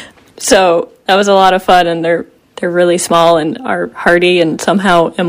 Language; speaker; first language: English; native; English